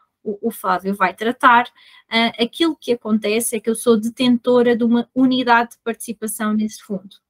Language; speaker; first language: Portuguese; native; Portuguese